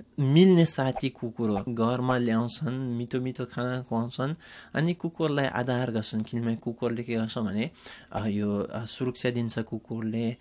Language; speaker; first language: Nepali; non-native, fluent; English